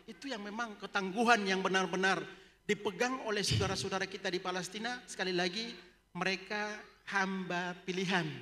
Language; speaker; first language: Indonesian; native; Indonesian